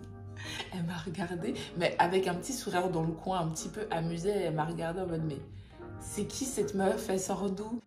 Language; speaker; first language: French; native; French